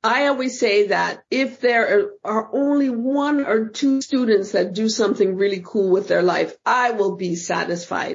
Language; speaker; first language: English; native; English